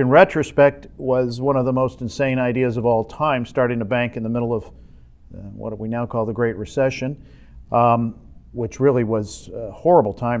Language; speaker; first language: English; native; English